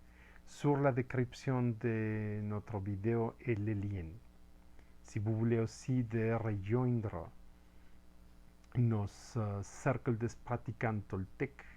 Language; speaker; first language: French; non-native, fluent; Spanish